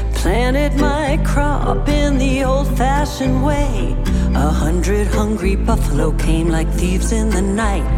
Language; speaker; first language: Danish; non-native, fluent; English